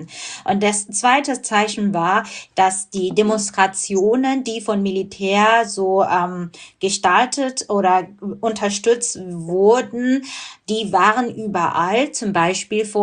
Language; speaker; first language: German; non-native, fluent; Burmese